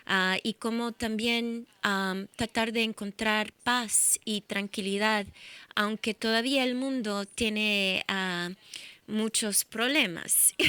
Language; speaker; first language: Spanish; early bilingual, heritage; English